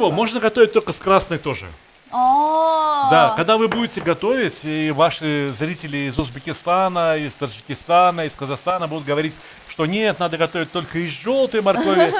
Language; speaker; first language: Russian; native; Russian